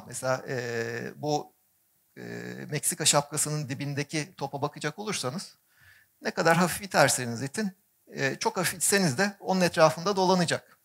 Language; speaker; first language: Turkish; native; Turkish